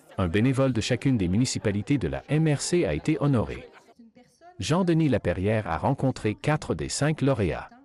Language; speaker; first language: French; native; French